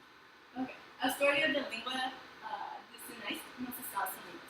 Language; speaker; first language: Portuguese; non-native, fluent; English